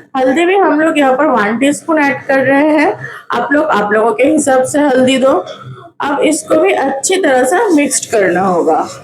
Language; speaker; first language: Hindi; non-native, local second language; Bangla